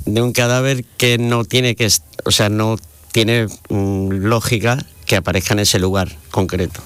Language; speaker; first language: Spanish; native; Spanish